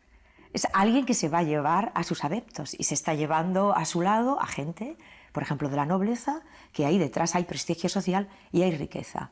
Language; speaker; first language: Spanish; native; Spanish